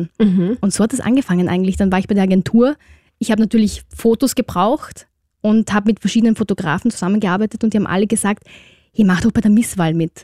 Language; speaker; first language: German; native; German